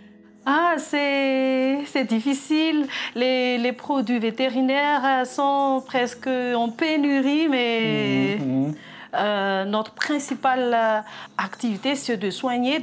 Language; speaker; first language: French; non-native, local second language; Malagasy